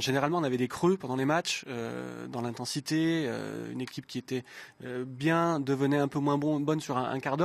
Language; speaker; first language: French; native; French